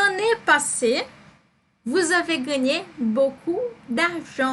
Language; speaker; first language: French; non-native, fluent; Portuguese